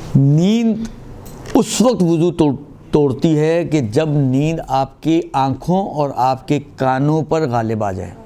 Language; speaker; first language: Urdu; non-native, local second language; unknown